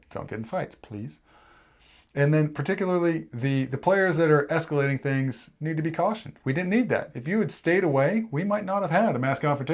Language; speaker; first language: English; native; English